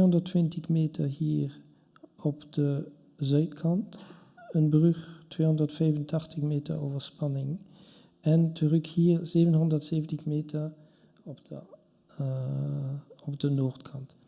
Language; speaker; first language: Dutch; non-native, local second language; French